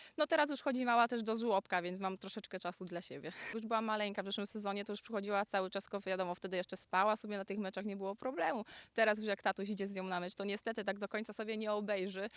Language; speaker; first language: Polish; native; Polish